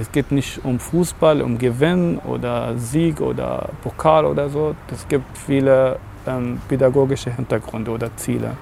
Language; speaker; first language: German; non-native, learner; Arabic